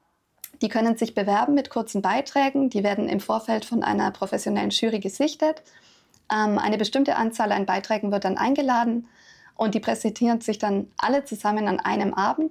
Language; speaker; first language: German; native; German